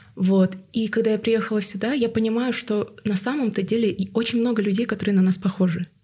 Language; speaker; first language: Russian; non-native, local second language; Tuvinian